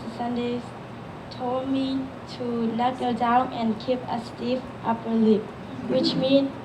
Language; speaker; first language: English; early bilingual, other home language; Burmese